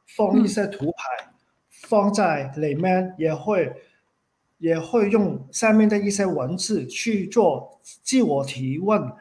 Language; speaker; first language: Chinese; non-native, fluent; Cantonese